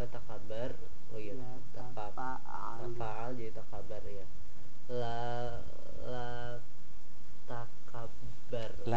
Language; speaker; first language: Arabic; non-native, learner; Indonesian